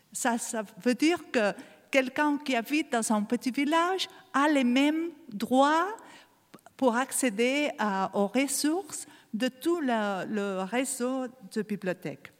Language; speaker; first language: French; non-native, learner; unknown